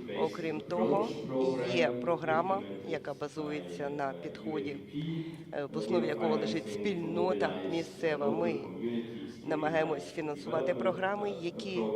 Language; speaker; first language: Ukrainian; native; Ukrainian